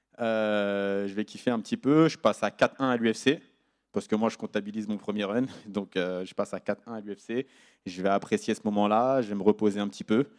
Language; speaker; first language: French; native; French